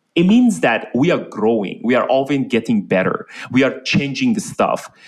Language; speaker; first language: English; non-native, fluent; Persian